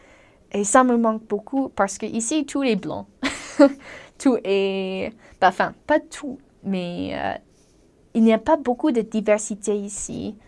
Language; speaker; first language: French; non-native, fluent; English